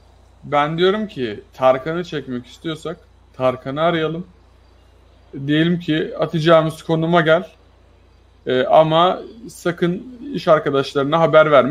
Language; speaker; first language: Turkish; native; Turkish